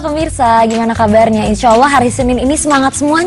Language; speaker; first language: Indonesian; native; Indonesian